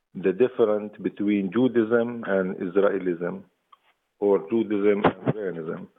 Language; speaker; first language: English; non-native, fluent; Arabic